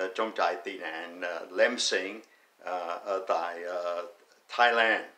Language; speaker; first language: Vietnamese; non-native, fluent; English